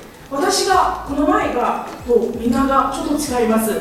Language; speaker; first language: Japanese; non-native, fluent; Chinese